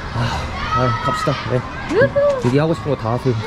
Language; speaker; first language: Korean; native; Korean